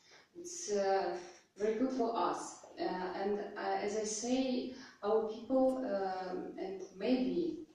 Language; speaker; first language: English; non-native, learner; Russian